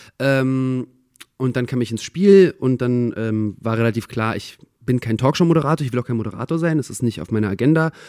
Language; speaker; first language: German; early bilingual, other home language; Russian